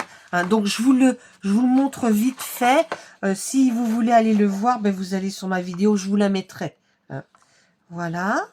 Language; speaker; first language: French; native; French